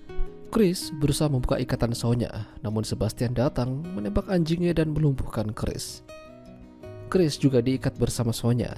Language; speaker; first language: Indonesian; non-native, local second language; Javanese